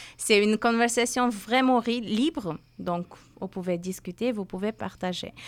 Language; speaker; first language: French; non-native, learner; Persian